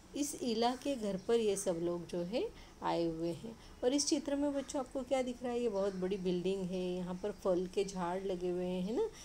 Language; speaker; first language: Hindi; non-native, local second language; Marathi